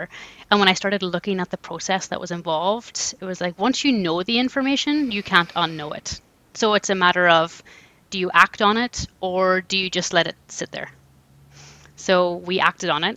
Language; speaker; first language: English; native; English